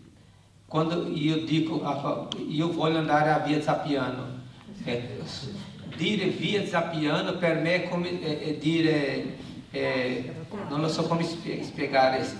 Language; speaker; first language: Italian; non-native, learner; Portuguese